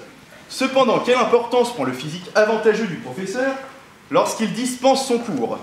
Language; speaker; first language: French; native; French